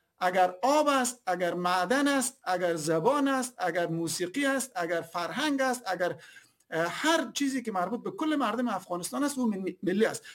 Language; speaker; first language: Persian; native; Persian